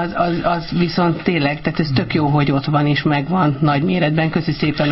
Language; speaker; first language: Hungarian; native; Hungarian